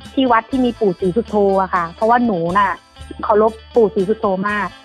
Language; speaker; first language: Thai; native; Thai